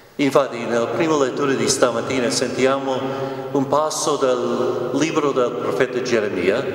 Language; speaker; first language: Italian; non-native, fluent; English